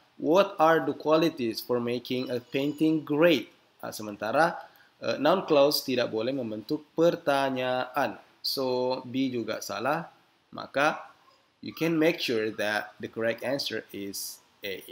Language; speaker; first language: English; non-native, fluent; Indonesian